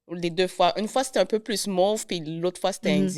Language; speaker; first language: French; native; French